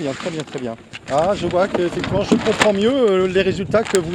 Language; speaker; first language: French; native; French